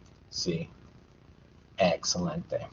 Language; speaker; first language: Spanish; non-native, fluent; English